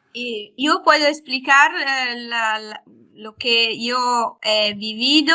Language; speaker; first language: Spanish; non-native, fluent; Italian